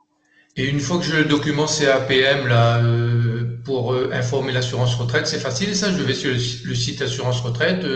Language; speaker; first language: French; native; French